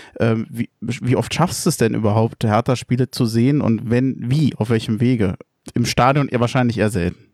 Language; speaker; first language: German; native; German